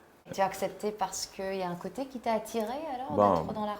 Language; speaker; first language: French; native; French